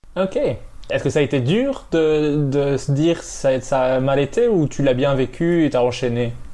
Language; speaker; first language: French; native; French